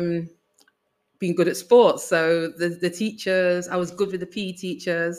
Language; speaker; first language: English; native; English